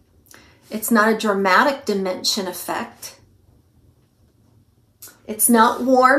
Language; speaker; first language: English; native; English